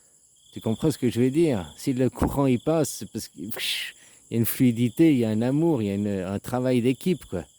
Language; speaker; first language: French; native; French